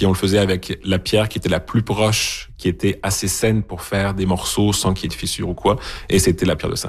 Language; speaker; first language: French; native; French